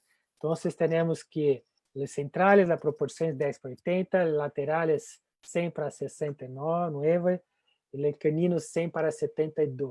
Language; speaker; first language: Spanish; non-native, fluent; Portuguese